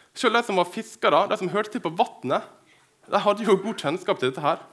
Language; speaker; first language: Norwegian; native; Norwegian